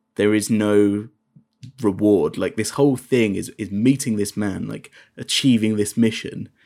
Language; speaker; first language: English; native; English